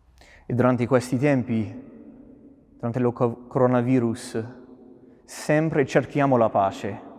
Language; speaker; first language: Italian; non-native, fluent; English